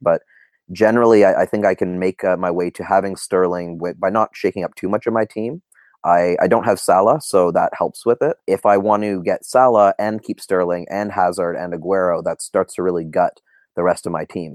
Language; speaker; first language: English; native; English